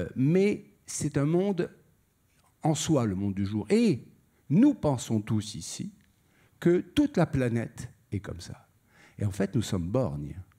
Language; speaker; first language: French; native; French